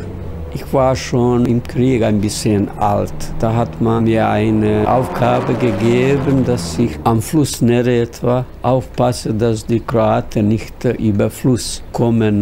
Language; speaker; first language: German; non-native, fluent; Bosnian